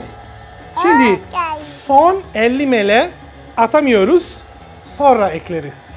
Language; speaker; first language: Turkish; non-native, learner; Italian